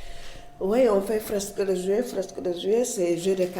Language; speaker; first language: French; non-native, learner; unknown